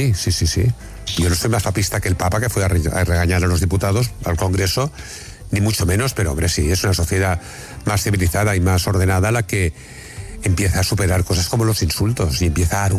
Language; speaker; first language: Spanish; native; Spanish